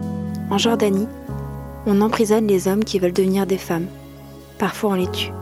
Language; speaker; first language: French; native; French